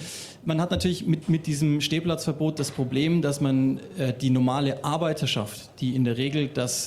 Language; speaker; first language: German; native; German